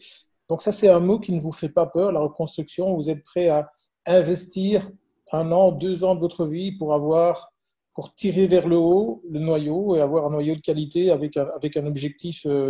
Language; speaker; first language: French; native; French